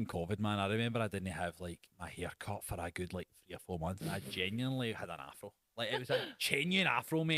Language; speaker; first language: English; native; English